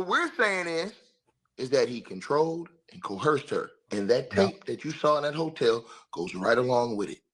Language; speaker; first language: English; native; English